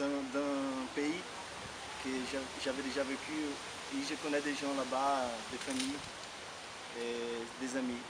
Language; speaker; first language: French; non-native, fluent; Portuguese